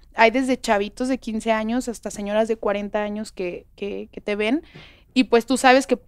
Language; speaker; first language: Spanish; native; Spanish